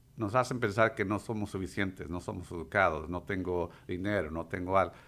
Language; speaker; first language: Spanish; early bilingual, heritage; Spanish